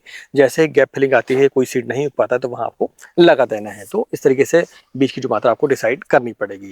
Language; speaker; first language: Hindi; native; Hindi